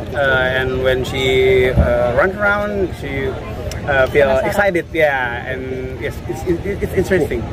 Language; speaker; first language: English; non-native, learner; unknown